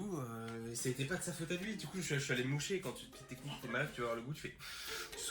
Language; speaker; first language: French; native; French